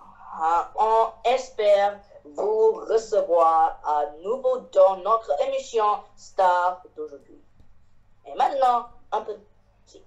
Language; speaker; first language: French; non-native, learner; Chinese